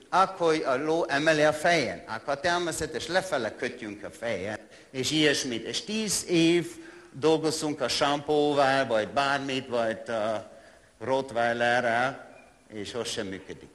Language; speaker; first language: Hungarian; non-native, learner; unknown